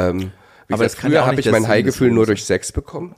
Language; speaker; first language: German; native; German